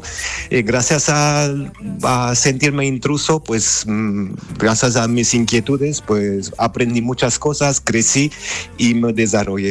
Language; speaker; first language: Spanish; non-native, fluent; Armenian